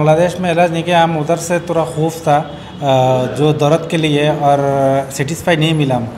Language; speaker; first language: Hindi; non-native, learner; Bangla